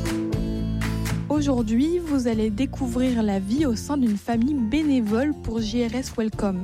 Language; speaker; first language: French; native; French